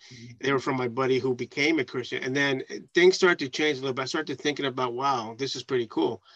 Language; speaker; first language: English; early bilingual, other home language; Spanish